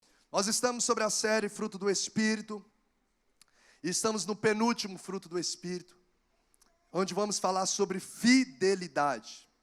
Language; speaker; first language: Portuguese; native; Portuguese